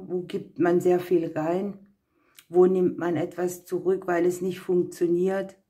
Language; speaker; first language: German; native; German